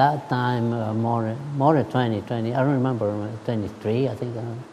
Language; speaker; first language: English; non-native, learner; Spanish